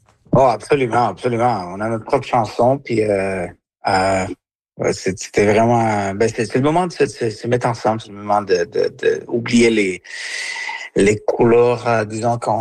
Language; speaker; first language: French; non-native, fluent; Spanish